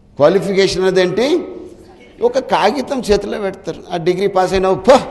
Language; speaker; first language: Telugu; native; Telugu